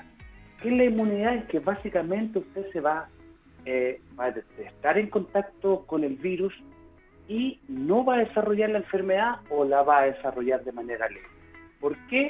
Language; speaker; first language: Spanish; native; Spanish